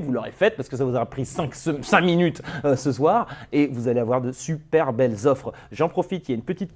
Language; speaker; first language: French; native; French